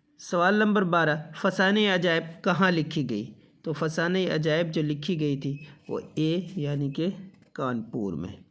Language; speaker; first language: Urdu; native; Urdu